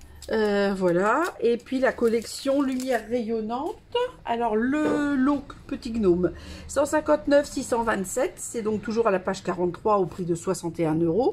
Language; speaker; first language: French; native; French